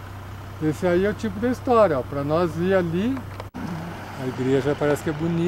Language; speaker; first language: Portuguese; native; Portuguese